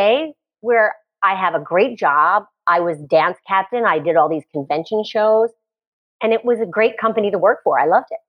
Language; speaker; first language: English; native; English